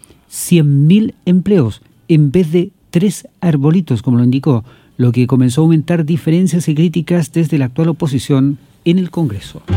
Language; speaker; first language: Spanish; native; Spanish